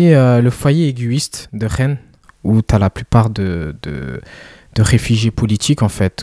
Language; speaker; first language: French; early bilingual, other home language; Kinyarwanda